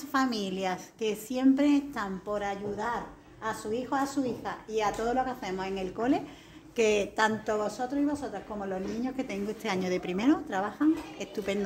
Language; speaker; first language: Spanish; native; Spanish